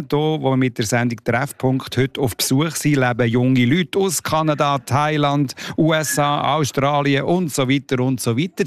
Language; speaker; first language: German; native; German